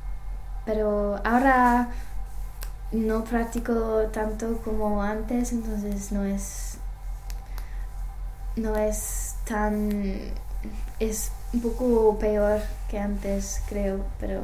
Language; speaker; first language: Spanish; non-native, learner; English